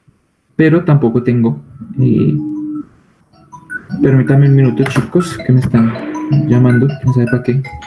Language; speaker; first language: Spanish; native; Spanish